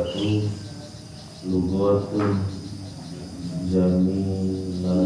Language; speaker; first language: Arabic; non-native, learner; Indonesian